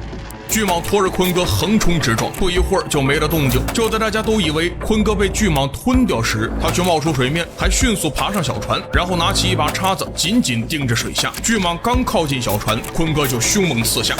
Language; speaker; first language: Chinese; native; Chinese